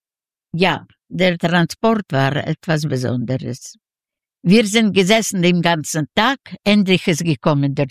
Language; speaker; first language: German; non-native, fluent; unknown